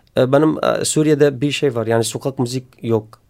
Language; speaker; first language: Turkish; non-native, learner; Kurdish